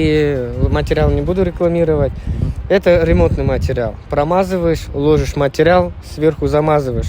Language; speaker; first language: Russian; native; Russian